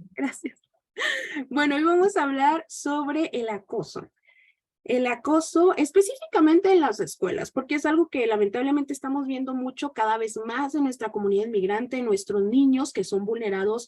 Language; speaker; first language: Spanish; native; Spanish